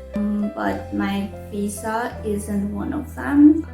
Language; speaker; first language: English; non-native, fluent; Korean